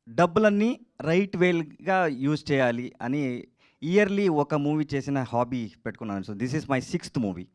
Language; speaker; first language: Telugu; non-native, learner; Kannada